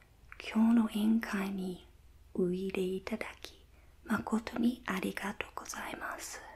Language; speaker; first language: Japanese; non-native, fluent; English